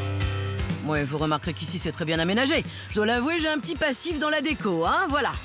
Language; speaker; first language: French; native; French